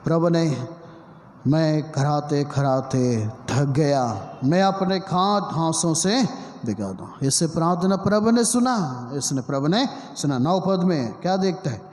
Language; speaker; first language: Hindi; non-native, local second language; Telugu